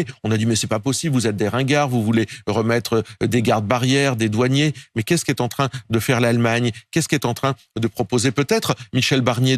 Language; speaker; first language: French; native; French